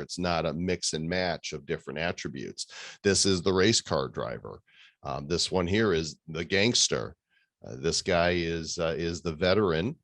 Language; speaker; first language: English; native; English